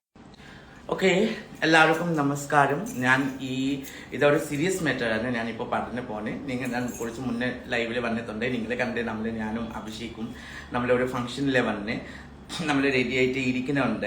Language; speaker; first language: Malayalam; non-native, learner; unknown